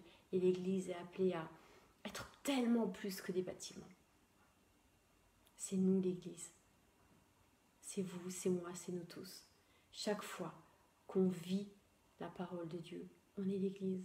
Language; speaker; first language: French; native; French